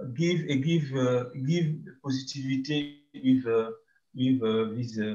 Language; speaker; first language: English; non-native, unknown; French